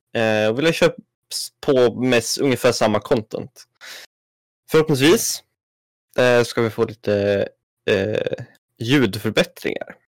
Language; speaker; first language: Swedish; native; Swedish